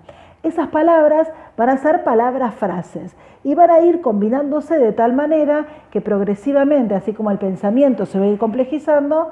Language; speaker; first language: Spanish; native; Spanish